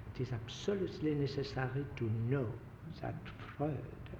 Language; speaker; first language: English; non-native, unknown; French